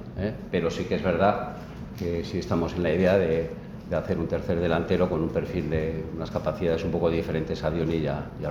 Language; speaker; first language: Spanish; native; Spanish